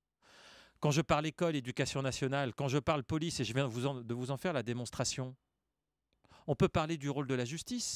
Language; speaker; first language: French; native; French